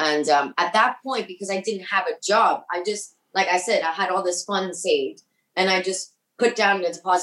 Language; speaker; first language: English; early bilingual, other home language; Spanish